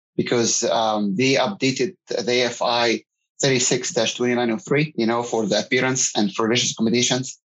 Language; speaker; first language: English; non-native, fluent; Arabic